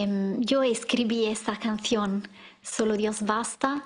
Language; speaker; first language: Spanish; non-native, learner; Italian